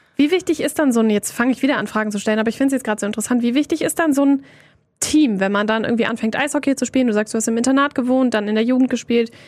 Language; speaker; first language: German; native; German